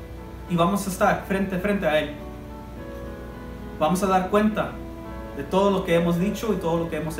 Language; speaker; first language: Spanish; early bilingual, heritage; Spanish